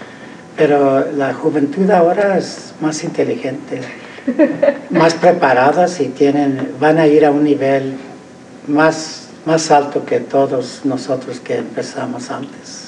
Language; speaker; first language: Spanish; early bilingual, heritage; Spanish